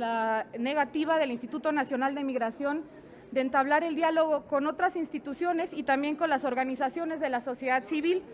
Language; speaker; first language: Spanish; native; Spanish